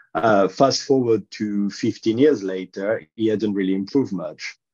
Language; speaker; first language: English; non-native, fluent; French